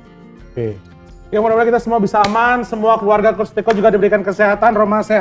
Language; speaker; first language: Indonesian; native; Indonesian